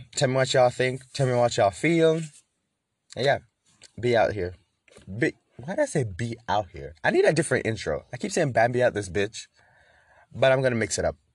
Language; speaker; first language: English; native; English